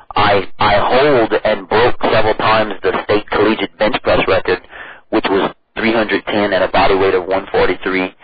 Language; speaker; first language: English; native; English